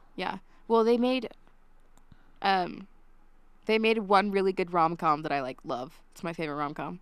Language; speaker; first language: English; native; English